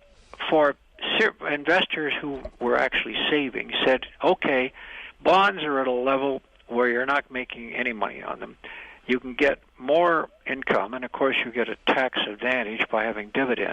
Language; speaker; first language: English; native; English